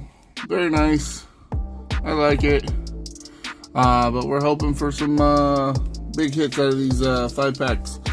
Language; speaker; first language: English; native; English